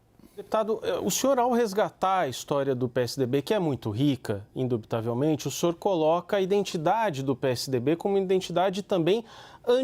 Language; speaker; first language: Portuguese; native; Portuguese